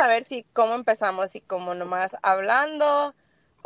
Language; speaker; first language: Spanish; early bilingual, heritage; Spanish